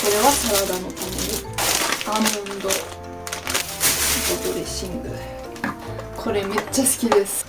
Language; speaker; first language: Japanese; non-native, learner; French